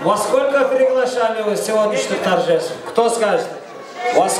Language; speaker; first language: Russian; non-native, learner; Kyrgyz